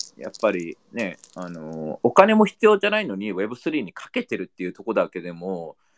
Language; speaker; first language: Japanese; non-native, fluent; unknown